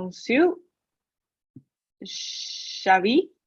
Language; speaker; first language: French; non-native, learner; Chinese